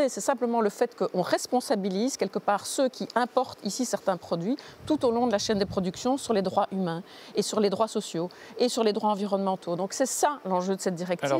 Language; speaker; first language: French; native; French